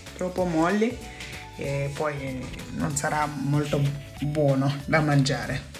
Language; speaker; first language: Italian; non-native, fluent; Wolof